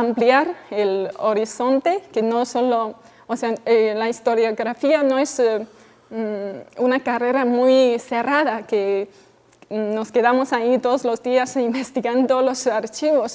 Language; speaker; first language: Spanish; non-native, fluent; Chinese